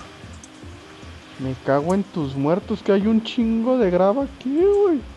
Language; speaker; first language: Spanish; native; Spanish